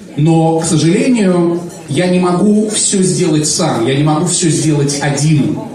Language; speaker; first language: Russian; native; Russian